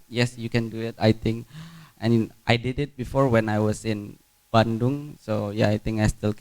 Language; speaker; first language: English; non-native, fluent; Indonesian